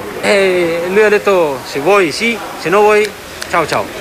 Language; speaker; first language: Italian; non-native, learner; Persian